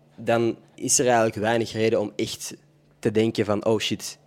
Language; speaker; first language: Dutch; native; Dutch